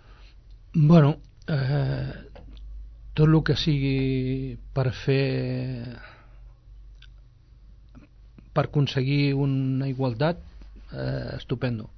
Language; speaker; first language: Catalan; non-native, local second language; Spanish